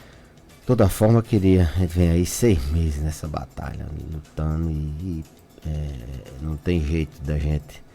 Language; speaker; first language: Portuguese; native; Portuguese